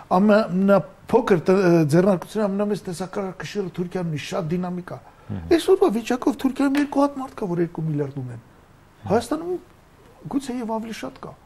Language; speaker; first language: Armenian; native; Armenian